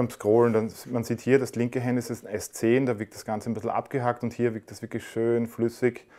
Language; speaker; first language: German; native; German